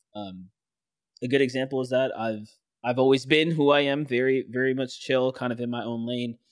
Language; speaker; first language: English; native; English